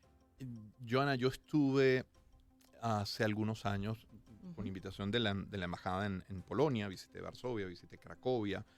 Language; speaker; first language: Spanish; native; Spanish